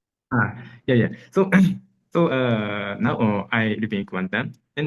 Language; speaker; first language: English; non-native, learner; Japanese